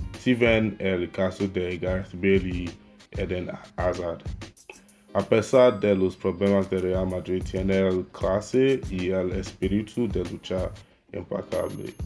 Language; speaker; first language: Spanish; non-native, learner; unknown